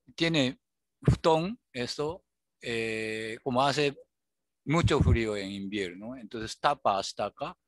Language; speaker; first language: Spanish; non-native, fluent; Japanese